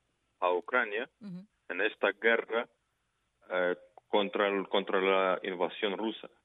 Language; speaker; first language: Spanish; non-native, fluent; Ukrainian